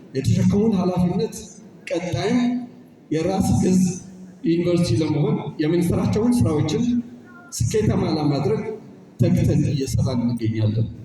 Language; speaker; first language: Amharic; non-native, local second language; Tigrinya